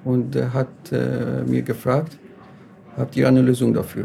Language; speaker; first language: German; non-native, learner; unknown